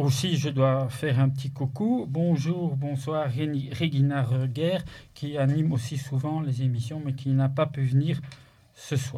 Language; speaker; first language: French; native; French